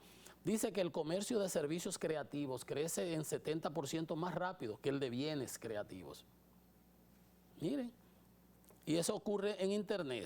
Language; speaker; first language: Spanish; native; Spanish